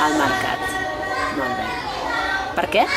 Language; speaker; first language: Catalan; native; Catalan